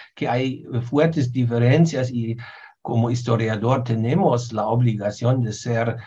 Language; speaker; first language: Spanish; non-native, fluent; German